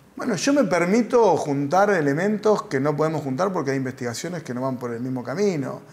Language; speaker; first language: Spanish; native; Spanish